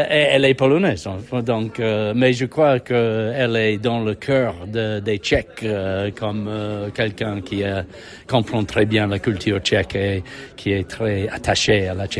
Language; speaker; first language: French; non-native, fluent; English